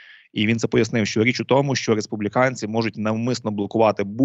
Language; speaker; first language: Ukrainian; native; Ukrainian